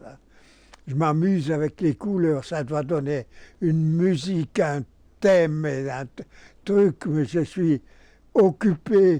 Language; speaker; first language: French; non-native, local second language; German